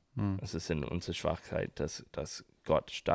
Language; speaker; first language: German; non-native, learner; English